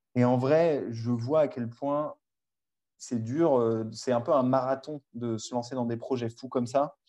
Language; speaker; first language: French; native; French